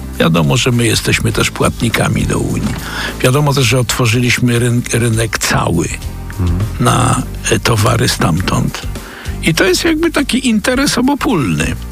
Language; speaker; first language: Polish; native; Polish